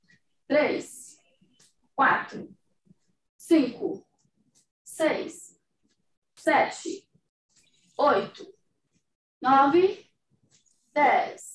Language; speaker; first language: Portuguese; native; Portuguese